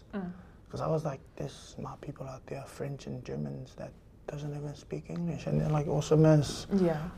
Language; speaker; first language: English; non-native, fluent; Samoan